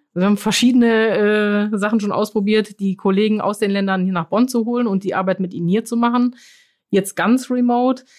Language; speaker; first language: German; non-native, fluent; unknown